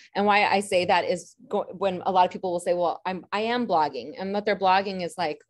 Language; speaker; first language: English; native; English